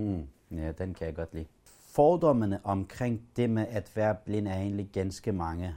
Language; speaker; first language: Danish; early bilingual, other home language; Kurdish